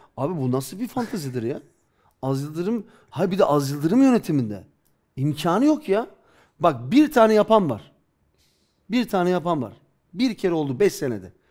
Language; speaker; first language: Turkish; early bilingual, heritage; Turkish